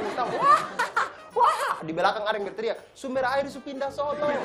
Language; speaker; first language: Indonesian; native; Indonesian